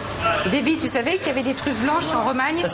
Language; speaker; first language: French; native; French